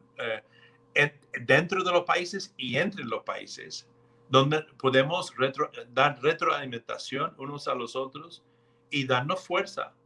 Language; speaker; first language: Spanish; non-native, fluent; English